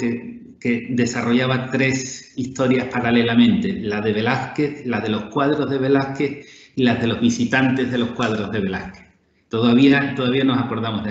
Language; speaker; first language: Spanish; native; Spanish